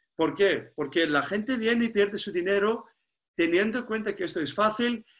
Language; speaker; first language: Spanish; non-native, fluent; Greek